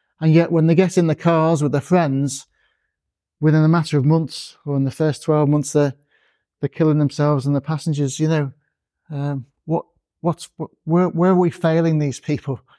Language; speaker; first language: English; native; English